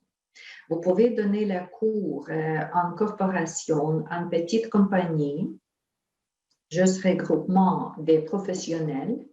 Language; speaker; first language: French; non-native, fluent; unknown